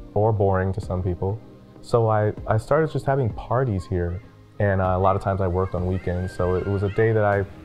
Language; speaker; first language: English; native; English